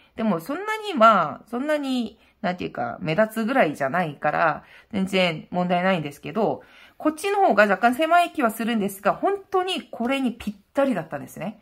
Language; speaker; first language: Japanese; non-native, fluent; Korean